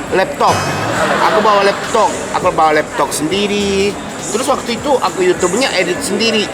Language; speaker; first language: Indonesian; non-native, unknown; Japanese